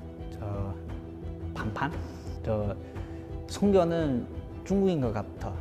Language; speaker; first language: Korean; non-native, learner; Chinese